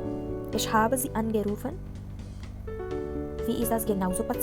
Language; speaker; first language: German; non-native, fluent; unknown